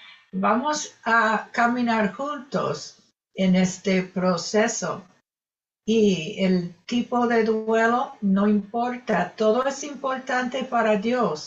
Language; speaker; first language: Spanish; non-native, fluent; English